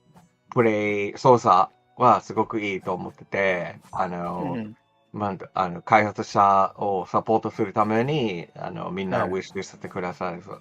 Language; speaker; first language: Japanese; non-native, fluent; English